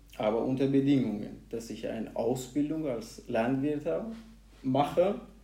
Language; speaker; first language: German; non-native, fluent; Persian